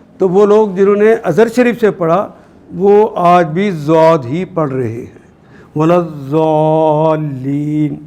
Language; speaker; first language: Urdu; non-native, local second language; Punjabi